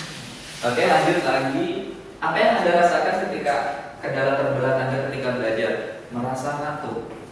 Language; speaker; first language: Indonesian; native; Indonesian